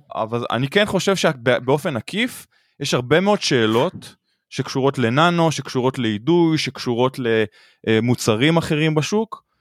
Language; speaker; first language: Hebrew; native; Hebrew